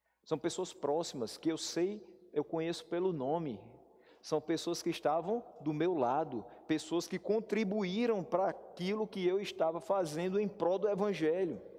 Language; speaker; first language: Portuguese; native; Portuguese